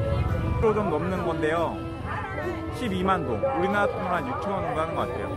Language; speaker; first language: Korean; native; Korean